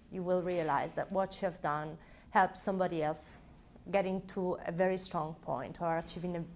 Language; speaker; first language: English; non-native, fluent; Italian